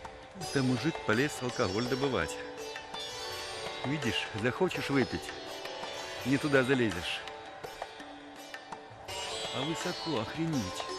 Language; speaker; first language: Russian; native; Russian